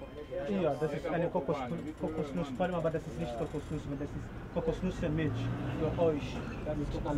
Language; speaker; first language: German; non-native, learner; Swahili